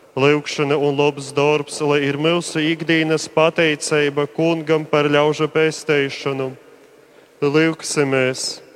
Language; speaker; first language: Latvian; native; Latvian